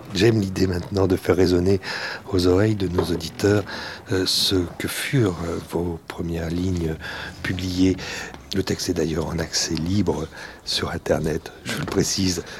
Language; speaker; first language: French; native; French